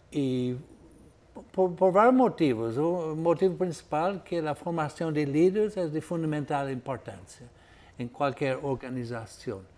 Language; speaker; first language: Spanish; non-native, fluent; Portuguese